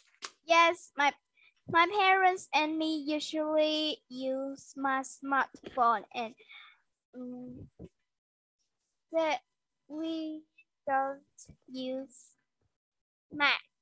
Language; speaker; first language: English; non-native, learner; Vietnamese